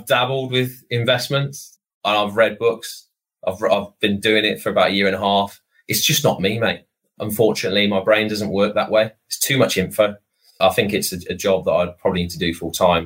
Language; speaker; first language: English; native; English